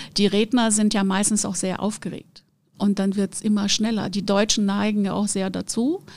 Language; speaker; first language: German; non-native, fluent; Portuguese